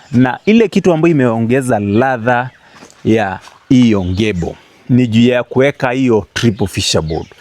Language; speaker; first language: Swahili; native; Swahili